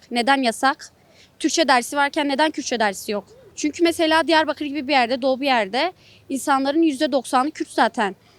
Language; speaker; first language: Turkish; non-native, local second language; Kurdish